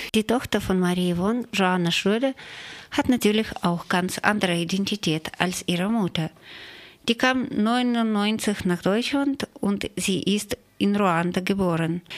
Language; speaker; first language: German; non-native, fluent; Russian